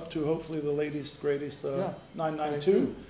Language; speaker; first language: English; native; English